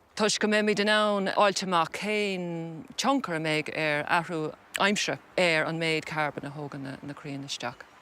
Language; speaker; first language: Irish; native; Irish